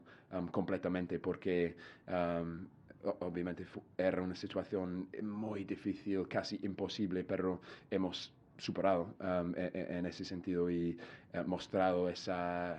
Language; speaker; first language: Spanish; non-native, fluent; English